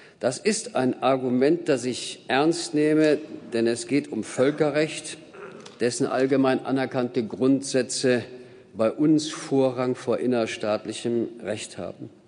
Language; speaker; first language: German; native; German